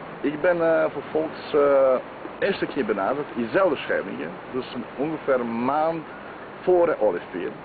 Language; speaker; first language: Dutch; non-native, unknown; Croatian